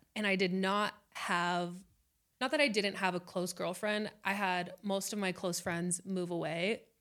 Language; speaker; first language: English; native; English